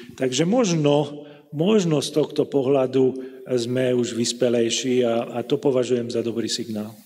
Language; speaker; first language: Slovak; non-native, local second language; Hungarian